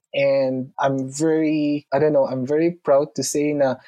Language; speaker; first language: English; non-native, local second language; Filipino